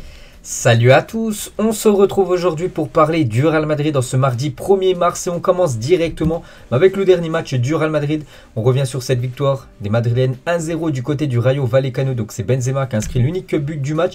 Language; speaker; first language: French; native; French